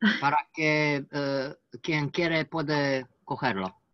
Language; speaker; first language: Spanish; non-native, learner; French